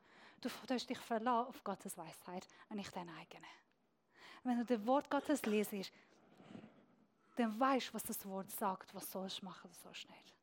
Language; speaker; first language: German; non-native, fluent; Persian